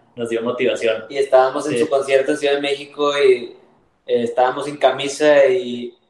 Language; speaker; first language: Spanish; native; Spanish